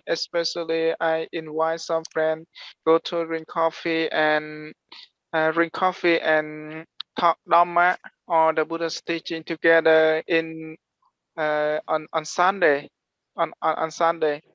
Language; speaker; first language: English; non-native, learner; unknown